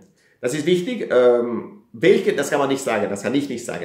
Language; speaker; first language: German; non-native, fluent; Italian